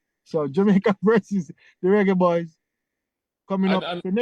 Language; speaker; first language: English; native; English